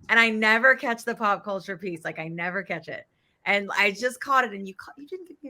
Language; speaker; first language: English; native; English